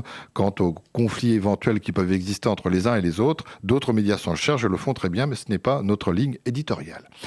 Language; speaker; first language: French; native; French